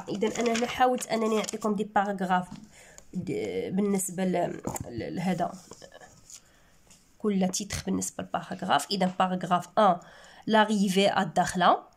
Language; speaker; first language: Arabic; native; Arabic